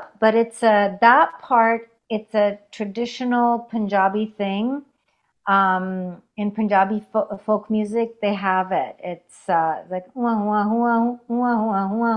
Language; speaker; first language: English; non-native, fluent; Hindi